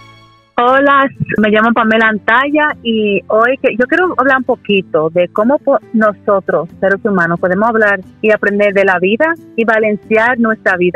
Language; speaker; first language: Spanish; early bilingual, heritage; Spanish